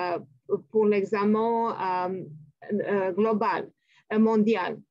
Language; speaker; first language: French; non-native, fluent; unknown